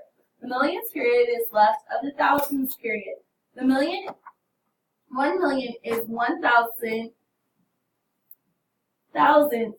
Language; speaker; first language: English; native; English